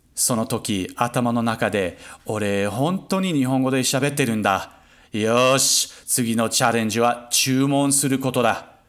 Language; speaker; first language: Japanese; non-native, fluent; English